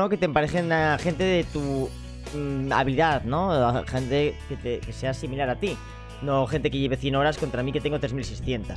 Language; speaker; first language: Spanish; native; Spanish